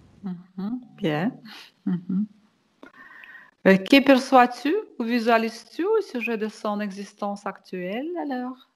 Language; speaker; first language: French; non-native, fluent; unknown